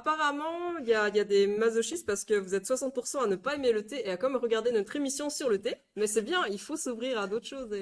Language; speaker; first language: French; native; French